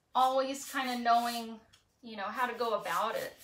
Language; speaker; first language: English; native; English